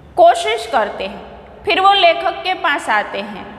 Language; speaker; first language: Hindi; non-native, local second language; Gujarati